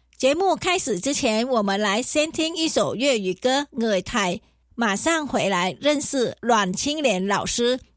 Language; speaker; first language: Chinese; native; Chinese